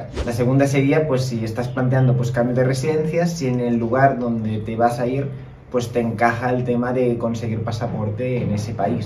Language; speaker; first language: Spanish; native; Spanish